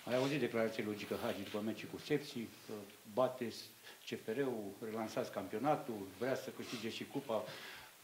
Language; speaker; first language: Romanian; native; Romanian